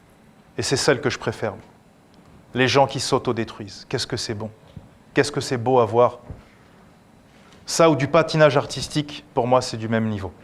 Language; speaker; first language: French; native; French